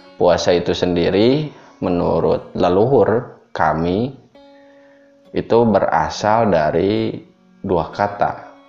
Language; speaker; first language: Indonesian; non-native, local second language; Sundanese